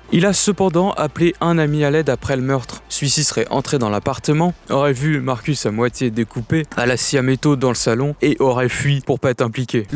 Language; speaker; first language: French; native; French